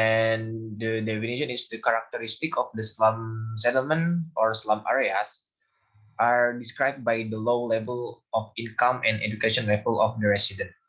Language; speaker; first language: English; non-native, learner; Indonesian